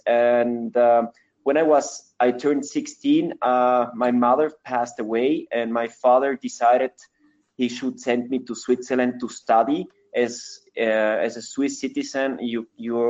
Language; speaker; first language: English; non-native, fluent; Spanish